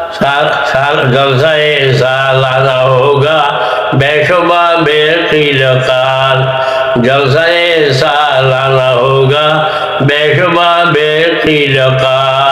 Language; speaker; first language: Urdu; non-native, fluent; Bangla